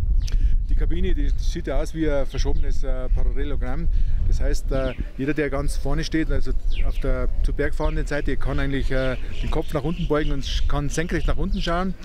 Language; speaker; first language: German; native; German